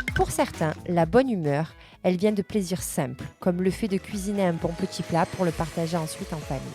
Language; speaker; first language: French; native; French